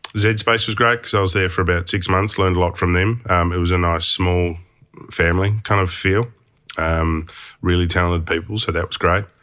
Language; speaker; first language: English; native; English